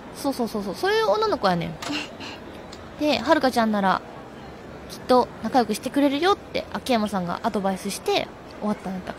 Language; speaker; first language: Japanese; native; Japanese